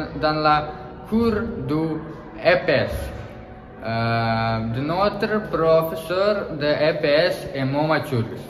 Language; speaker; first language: French; non-native, learner; Serbian